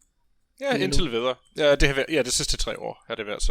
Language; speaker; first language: Danish; non-native, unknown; English